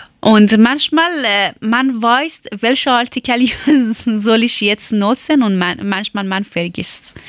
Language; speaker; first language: German; non-native, learner; Persian